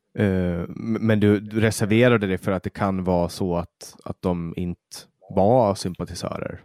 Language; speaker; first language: Swedish; native; Swedish